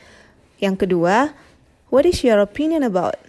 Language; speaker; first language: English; non-native, fluent; Indonesian